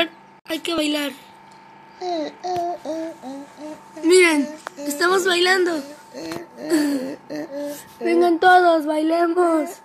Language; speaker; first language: Spanish; native; Spanish